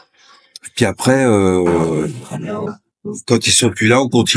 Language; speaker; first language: French; native; French